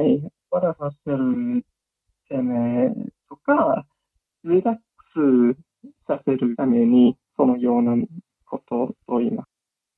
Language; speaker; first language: Japanese; non-native, learner; English